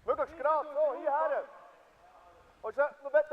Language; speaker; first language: German; native; German